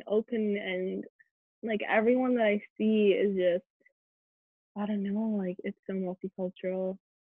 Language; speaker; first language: English; native; English